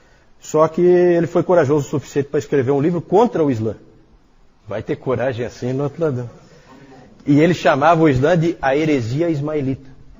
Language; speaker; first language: Portuguese; native; Portuguese